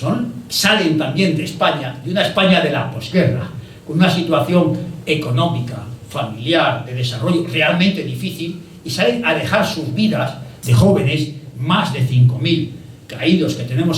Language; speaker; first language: Spanish; native; Spanish